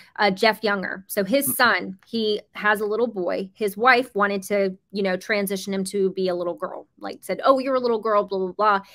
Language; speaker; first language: English; native; English